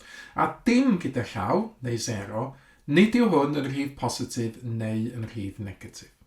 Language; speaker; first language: Welsh; native; Welsh